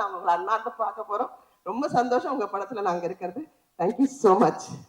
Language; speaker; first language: Tamil; native; Tamil